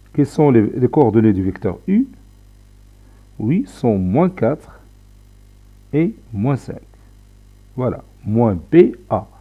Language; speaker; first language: French; non-native, local second language; Arabic